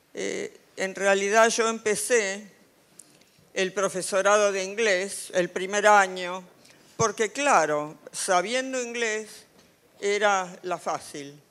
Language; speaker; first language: Spanish; native; Spanish